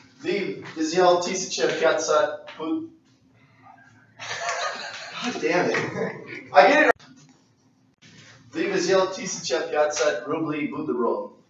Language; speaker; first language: Russian; non-native, learner; English